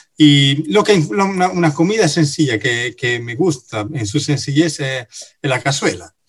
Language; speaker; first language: Spanish; non-native, fluent; Italian